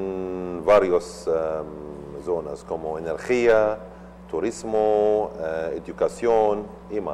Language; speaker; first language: Spanish; non-native, learner; Arabic